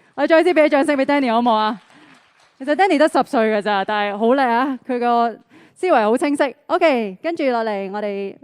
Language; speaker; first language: Cantonese; native; Cantonese